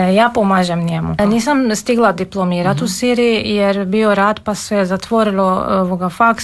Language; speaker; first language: Serbian; non-native, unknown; Armenian